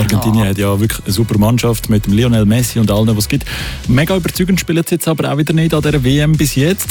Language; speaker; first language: German; native; German